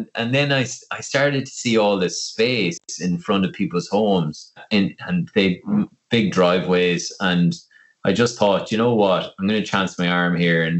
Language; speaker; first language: English; native; English